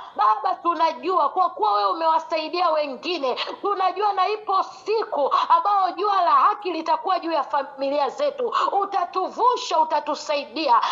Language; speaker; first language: Swahili; native; Swahili